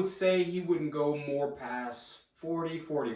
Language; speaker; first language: English; native; English